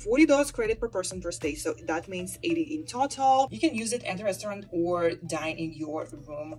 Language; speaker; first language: English; non-native, fluent; Hebrew